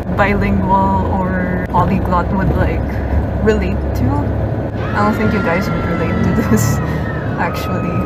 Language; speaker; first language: English; native; English